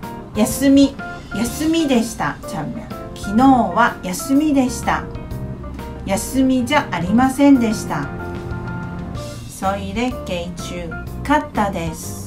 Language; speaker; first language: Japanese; non-native, fluent; Cantonese